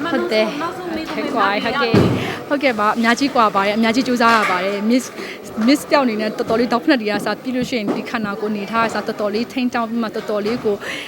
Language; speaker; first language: Burmese; non-native, local second language; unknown